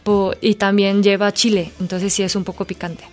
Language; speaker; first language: Spanish; non-native, fluent; Korean